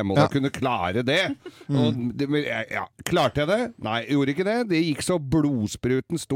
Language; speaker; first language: Norwegian; native; Norwegian